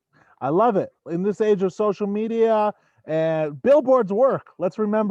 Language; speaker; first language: English; native; English